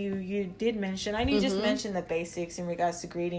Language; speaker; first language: English; native; English